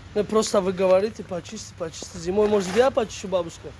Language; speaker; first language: Russian; non-native, fluent; Tajik